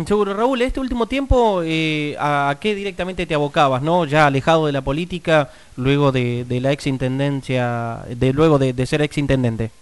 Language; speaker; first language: Spanish; native; Spanish